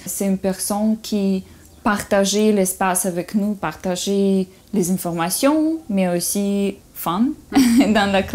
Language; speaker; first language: French; non-native, learner; Russian